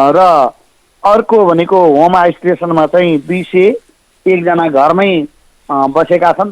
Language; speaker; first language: Nepali; non-native, local second language; Newari